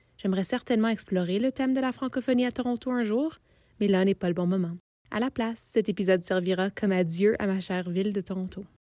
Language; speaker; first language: French; native; French